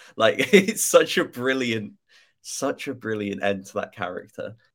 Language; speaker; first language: English; native; English